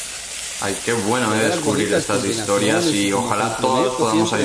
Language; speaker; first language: Spanish; native; Spanish